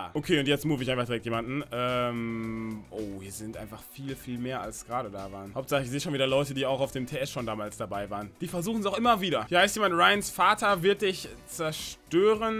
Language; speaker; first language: German; native; German